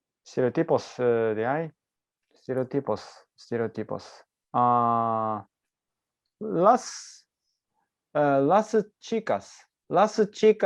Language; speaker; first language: Spanish; non-native, learner; Japanese